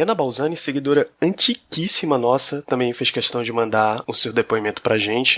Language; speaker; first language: Portuguese; native; Portuguese